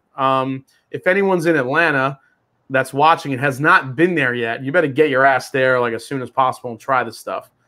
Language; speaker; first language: English; native; English